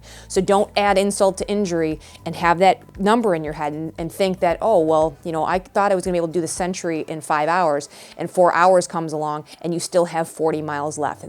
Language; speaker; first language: English; native; English